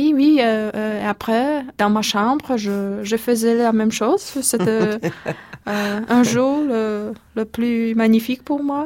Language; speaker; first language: French; non-native, fluent; Polish